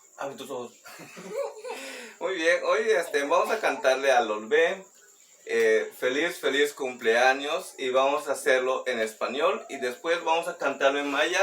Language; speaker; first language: Spanish; native; Spanish